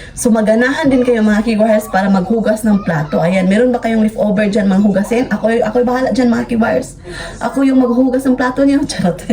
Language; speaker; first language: Filipino; non-native, local second language; Cebuano